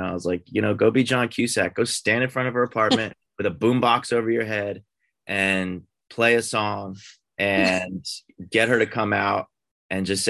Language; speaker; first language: English; native; English